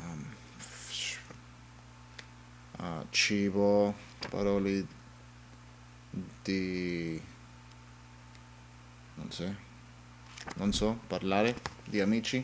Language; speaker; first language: Italian; non-native, learner; English